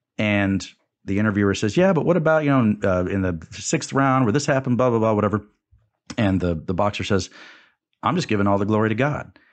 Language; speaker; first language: English; native; English